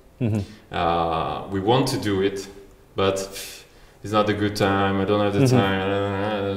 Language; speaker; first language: English; non-native, fluent; French